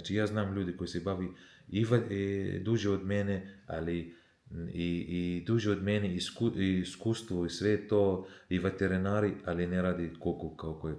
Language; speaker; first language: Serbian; non-native, learner; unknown